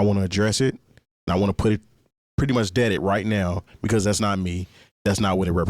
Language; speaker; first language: English; native; English